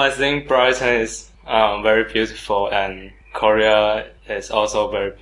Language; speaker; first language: English; non-native, learner; Chinese